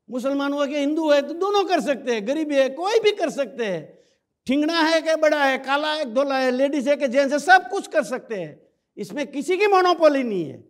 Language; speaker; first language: Hindi; non-native, local second language; Gujarati